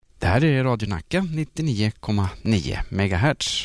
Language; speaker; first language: Swedish; native; Swedish